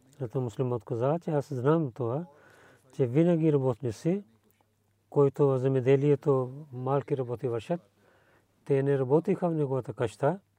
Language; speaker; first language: Bulgarian; non-native, learner; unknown